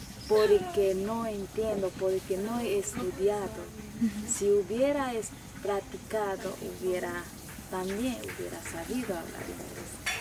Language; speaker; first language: Spanish; non-native, local second language; Shipibo-Conibo